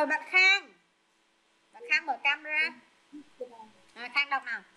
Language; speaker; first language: Vietnamese; native; Vietnamese